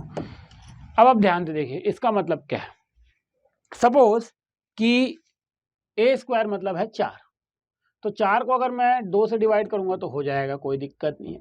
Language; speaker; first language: Hindi; native; Hindi